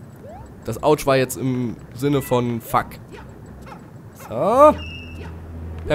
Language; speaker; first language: German; native; German